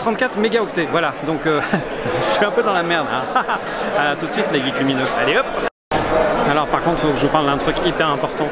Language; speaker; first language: French; native; French